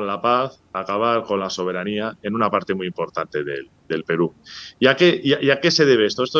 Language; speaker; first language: Spanish; native; Spanish